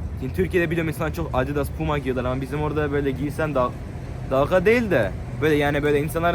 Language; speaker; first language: Turkish; early bilingual, heritage; Turkish